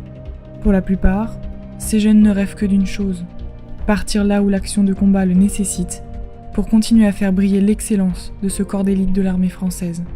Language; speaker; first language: French; native; French